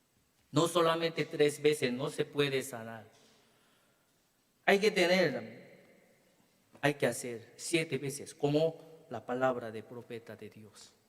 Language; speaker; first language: Spanish; non-native, learner; Korean